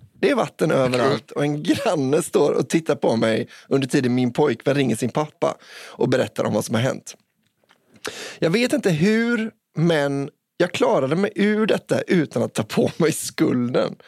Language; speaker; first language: Swedish; native; Swedish